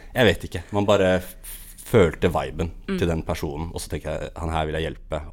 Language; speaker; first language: Norwegian; early bilingual, other home language; Arabic